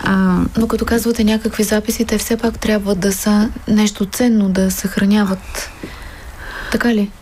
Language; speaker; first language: Bulgarian; native; Bulgarian